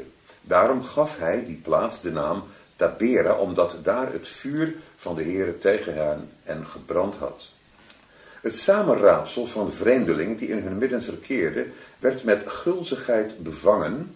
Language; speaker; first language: Dutch; native; Dutch